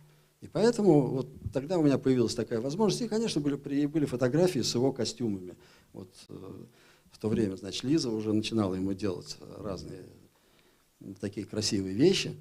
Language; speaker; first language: Russian; native; Russian